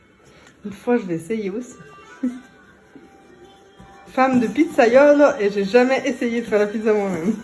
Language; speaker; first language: French; native; French